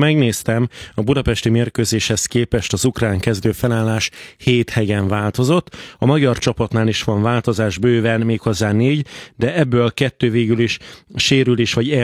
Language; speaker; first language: Hungarian; native; Hungarian